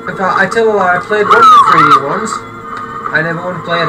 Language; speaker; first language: English; native; English